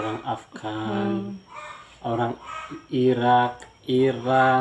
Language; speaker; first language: Indonesian; non-native, learner; Turkish